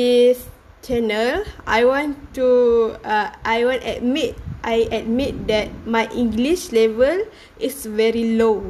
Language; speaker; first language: English; non-native, learner; Malay